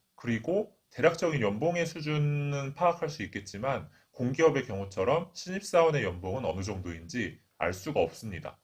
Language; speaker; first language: Korean; native; Korean